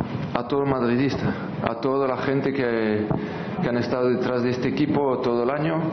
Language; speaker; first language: Spanish; non-native, fluent; French